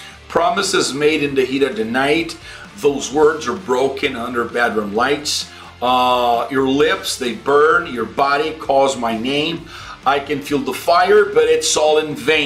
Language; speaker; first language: English; non-native, fluent; Portuguese